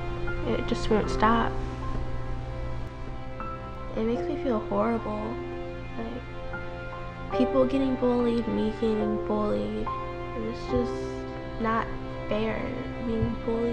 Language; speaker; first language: English; native; English